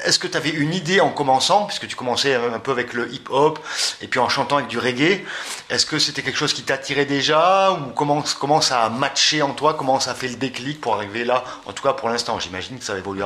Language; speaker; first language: French; native; French